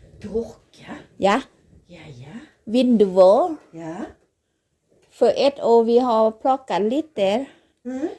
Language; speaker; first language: Swedish; non-native, learner; Thai